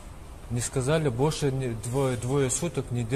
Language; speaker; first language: Russian; non-native, local second language; Kyrgyz